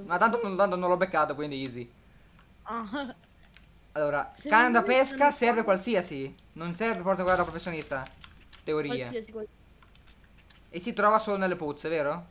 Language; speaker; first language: Italian; native; Italian